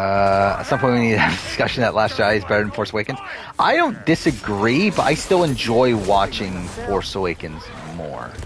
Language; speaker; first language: English; native; English